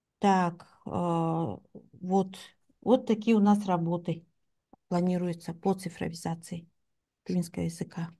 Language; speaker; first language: Russian; non-native, local second language; Tuvinian